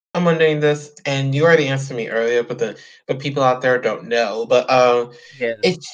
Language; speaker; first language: English; native; English